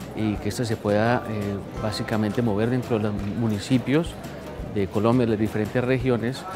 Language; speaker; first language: Spanish; native; Spanish